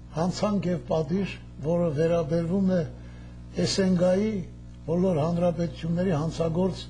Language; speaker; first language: Armenian; native; Armenian